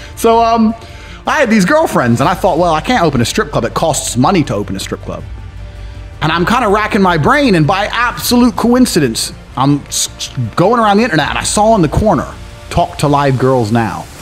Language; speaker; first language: English; native; English